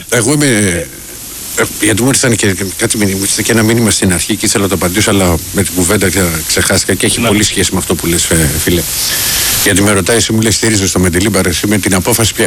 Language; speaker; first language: Greek; native; Greek